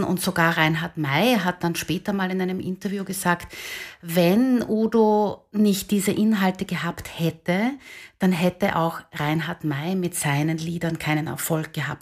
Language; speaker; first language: German; native; German